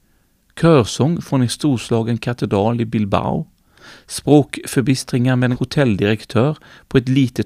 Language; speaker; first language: Swedish; native; Swedish